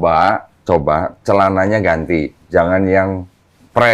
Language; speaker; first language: Indonesian; native; Indonesian